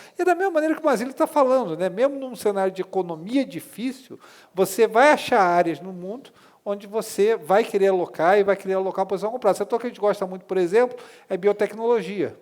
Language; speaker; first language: Portuguese; non-native, fluent; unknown